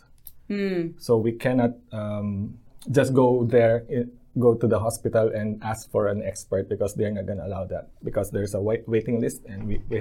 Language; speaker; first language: English; non-native, local second language; Filipino